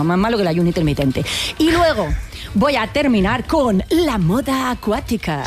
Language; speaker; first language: Spanish; native; Spanish